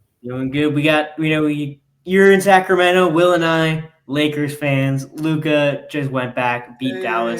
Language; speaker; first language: English; native; English